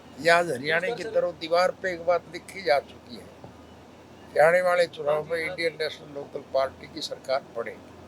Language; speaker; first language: Hindi; native; Hindi